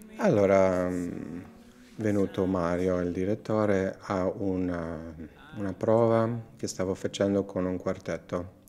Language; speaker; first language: Italian; non-native, fluent; English